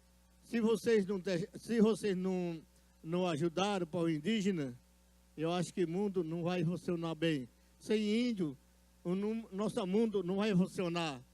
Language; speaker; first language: Portuguese; non-native, local second language; Yanomámi